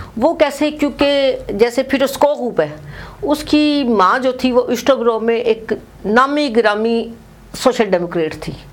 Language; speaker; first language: Urdu; native; Urdu